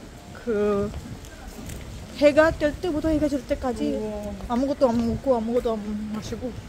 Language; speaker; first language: Korean; non-native, learner; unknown